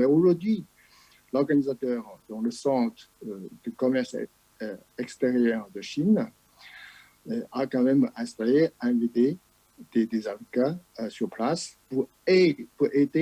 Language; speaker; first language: French; non-native, fluent; Chinese